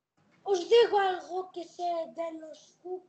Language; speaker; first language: Spanish; early bilingual, heritage; Spanish